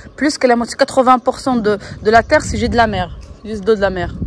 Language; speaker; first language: French; non-native, local second language; Arabic